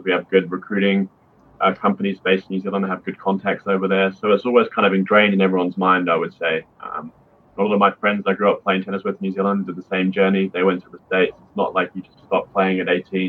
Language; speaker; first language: English; native; English